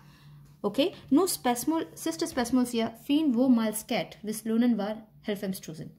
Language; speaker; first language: Danish; non-native, fluent; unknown